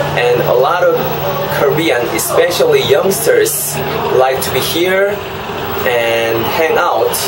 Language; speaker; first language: English; non-native, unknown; Korean